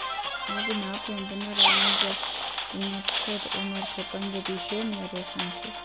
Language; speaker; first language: Turkish; native; Turkish